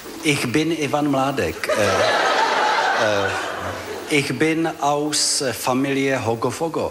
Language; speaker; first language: German; non-native, learner; Czech